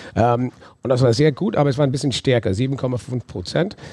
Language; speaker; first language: German; non-native, fluent; English